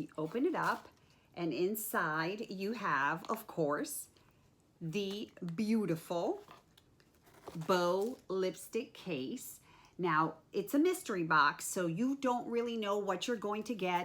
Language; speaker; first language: English; native; English